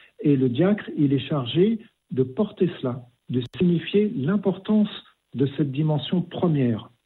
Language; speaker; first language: French; native; French